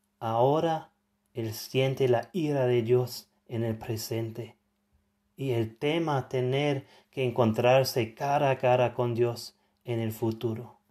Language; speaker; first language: Spanish; non-native, fluent; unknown